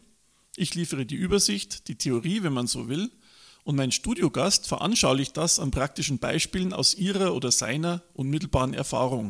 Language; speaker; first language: German; native; German